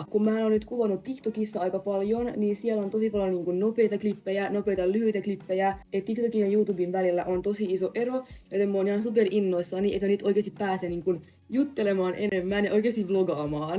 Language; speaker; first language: Finnish; native; Finnish